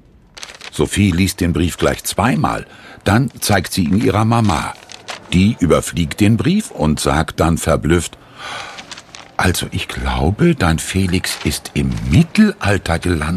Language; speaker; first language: German; native; German